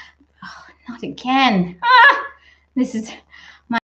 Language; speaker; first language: English; native; English